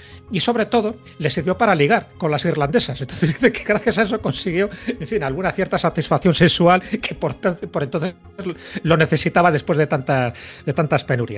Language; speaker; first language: Spanish; native; Spanish